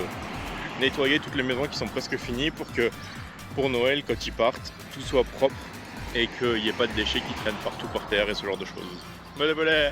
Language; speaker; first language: French; native; French